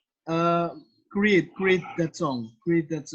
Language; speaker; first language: English; non-native, learner; Indonesian